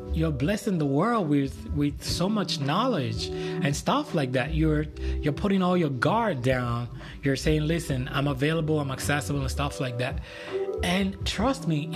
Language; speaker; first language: English; non-native, local second language; Yoruba